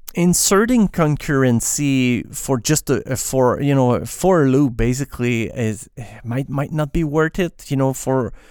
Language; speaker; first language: English; non-native, fluent; French